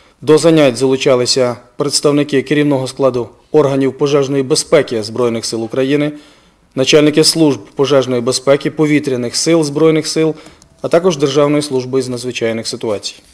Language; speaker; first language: Ukrainian; native; Ukrainian